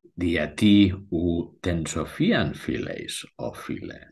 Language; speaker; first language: Greek; non-native, learner; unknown